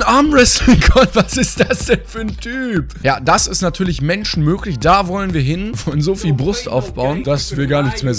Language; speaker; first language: German; native; German